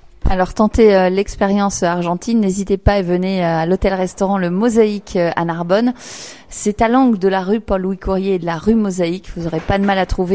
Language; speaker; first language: French; native; French